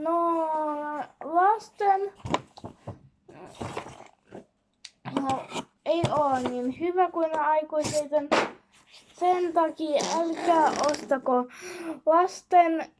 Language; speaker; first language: Finnish; non-native, learner; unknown